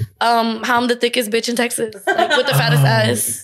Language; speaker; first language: English; native; English